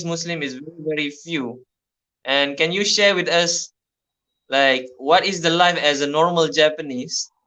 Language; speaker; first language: English; non-native, fluent; Malay